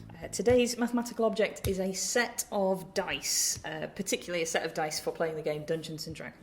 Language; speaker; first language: English; native; English